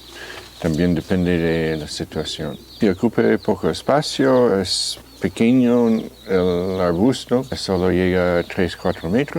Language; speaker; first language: Spanish; non-native, fluent; English